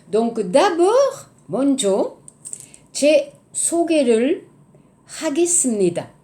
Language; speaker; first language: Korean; non-native, learner; French